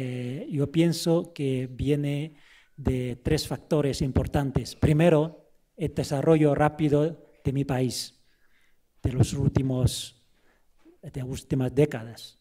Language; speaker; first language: Spanish; non-native, fluent; Chinese